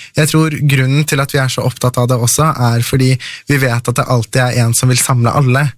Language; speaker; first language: Norwegian; early bilingual, other home language; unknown